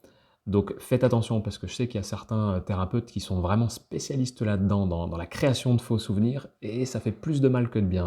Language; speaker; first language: French; native; French